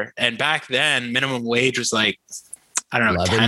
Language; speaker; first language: English; native; English